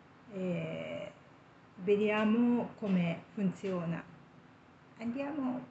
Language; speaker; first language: Italian; non-native, learner; Japanese